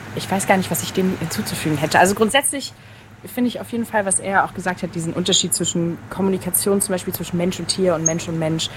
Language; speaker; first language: German; native; German